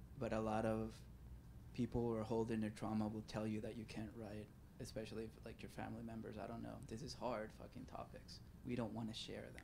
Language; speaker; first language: English; early bilingual, other home language; Spanish